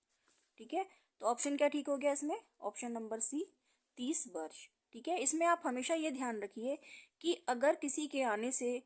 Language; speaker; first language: Hindi; native; Hindi